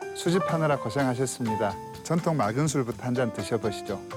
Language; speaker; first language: Korean; native; Korean